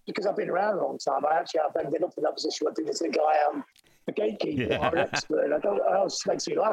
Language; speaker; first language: English; native; English